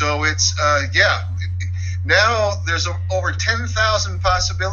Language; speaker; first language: English; native; English